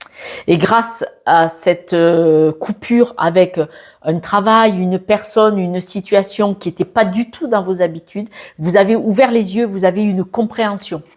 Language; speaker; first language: French; native; French